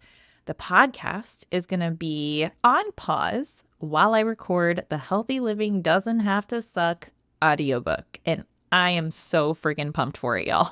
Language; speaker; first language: English; native; English